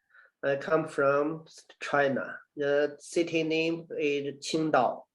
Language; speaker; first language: English; non-native, learner; Chinese